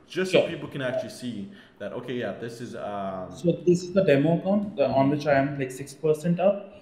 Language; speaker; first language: English; non-native, local second language; Hindi